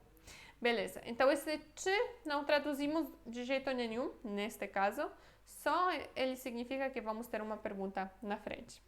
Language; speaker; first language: Portuguese; non-native, fluent; Polish